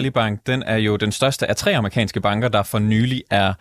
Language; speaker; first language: Danish; native; Danish